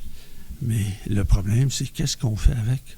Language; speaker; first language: French; native; French